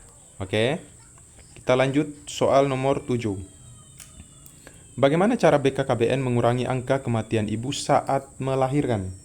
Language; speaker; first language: Indonesian; native; Indonesian